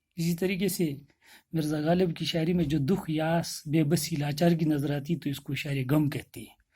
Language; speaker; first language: Urdu; non-native, local second language; Kashmiri